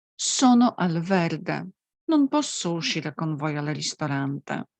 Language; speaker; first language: Italian; non-native, fluent; Polish